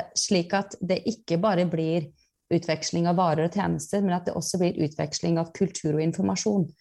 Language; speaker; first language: Norwegian; early bilingual, other home language; Persian